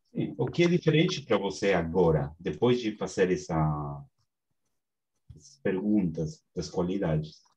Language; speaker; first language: Portuguese; non-native, fluent; Spanish